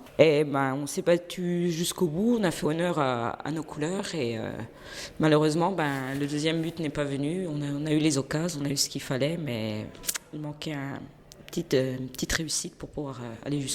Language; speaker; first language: French; native; French